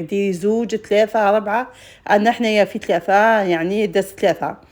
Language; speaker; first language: Arabic; native; Arabic